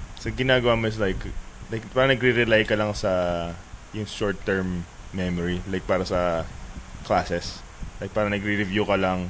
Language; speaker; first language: Filipino; native; Filipino